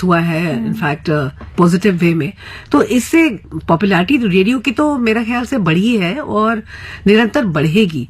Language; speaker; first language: Hindi; native; Hindi